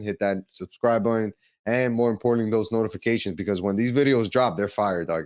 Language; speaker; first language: English; native; English